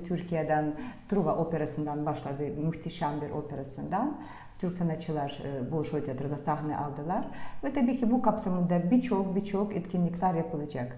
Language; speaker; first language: Turkish; non-native, fluent; Russian